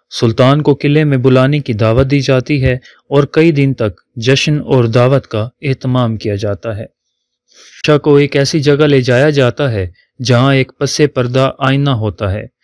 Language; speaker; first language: Urdu; native; Urdu